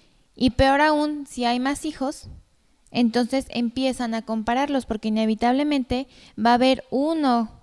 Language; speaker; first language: Spanish; native; Spanish